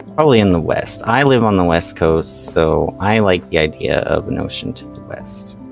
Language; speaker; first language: English; native; English